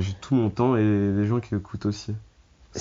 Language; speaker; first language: French; native; French